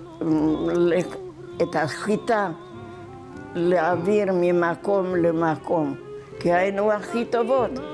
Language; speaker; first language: Hebrew; non-native, fluent; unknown